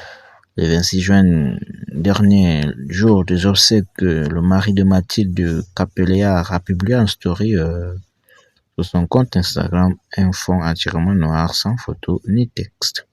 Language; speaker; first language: French; native; French